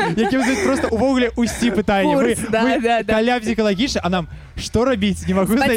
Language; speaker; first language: Belarusian; non-native, local second language; Russian